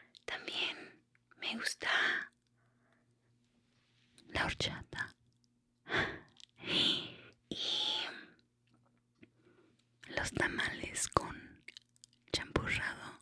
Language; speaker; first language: Spanish; early bilingual, heritage; Spanish